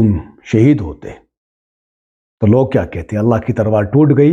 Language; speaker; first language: Urdu; native; Urdu